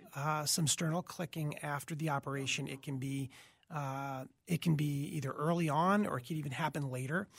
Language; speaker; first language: English; native; English